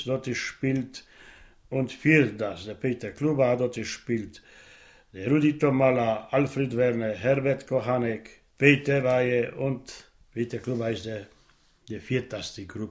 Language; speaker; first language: German; non-native, local second language; Polish